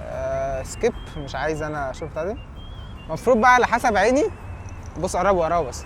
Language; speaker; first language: Arabic; native; Arabic